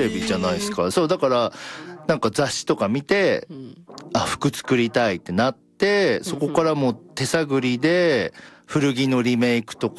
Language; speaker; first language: Japanese; native; Japanese